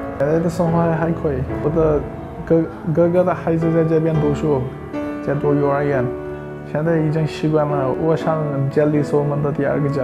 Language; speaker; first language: Chinese; non-native, local second language; Uyghur